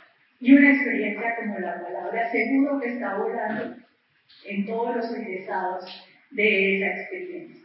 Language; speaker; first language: Spanish; native; Spanish